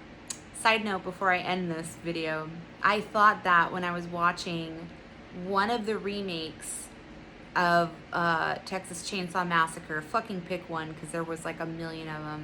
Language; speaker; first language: English; native; English